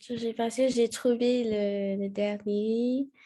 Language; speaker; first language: French; non-native, learner; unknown